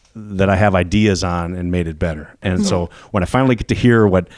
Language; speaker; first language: English; native; English